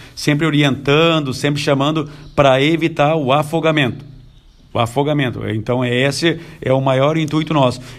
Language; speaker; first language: Portuguese; native; Portuguese